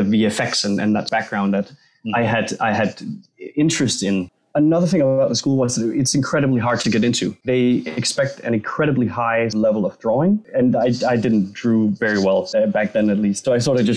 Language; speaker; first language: English; non-native, fluent; Danish